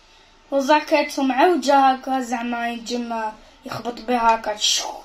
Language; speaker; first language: Arabic; native; Arabic